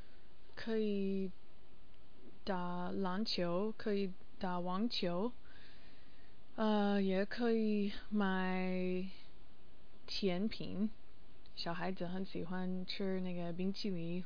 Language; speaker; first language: Chinese; non-native, learner; English